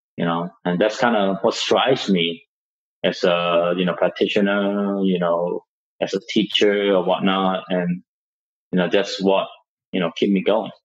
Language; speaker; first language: English; non-native, local second language; Cantonese